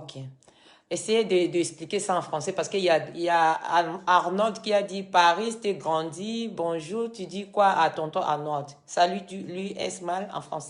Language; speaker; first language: French; non-native, fluent; Lingala